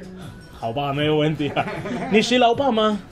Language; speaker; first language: Chinese; non-native, learner; Spanish